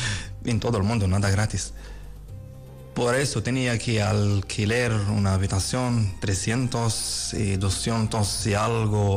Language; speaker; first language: Spanish; non-native, learner; Arabic